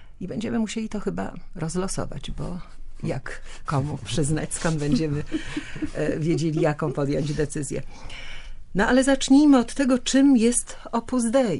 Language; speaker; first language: Polish; native; Polish